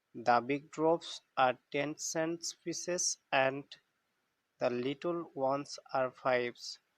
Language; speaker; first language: English; non-native, local second language; Assamese